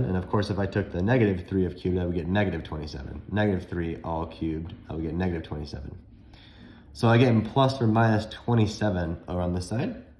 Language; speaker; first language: English; native; English